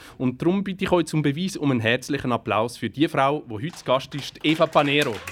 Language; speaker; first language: German; native; German